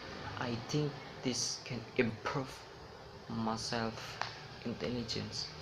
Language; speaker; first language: English; non-native, learner; Indonesian